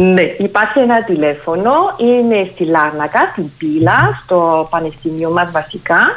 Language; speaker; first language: Greek; non-native, fluent; French